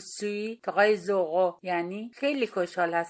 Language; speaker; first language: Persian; native; Persian